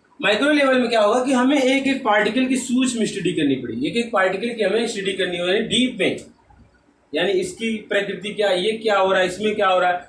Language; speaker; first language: Hindi; native; Hindi